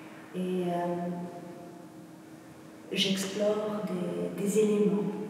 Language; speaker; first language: French; non-native, fluent; Polish